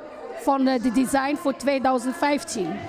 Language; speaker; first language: Dutch; non-native, fluent; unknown